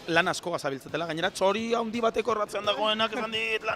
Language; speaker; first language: Basque; native; Basque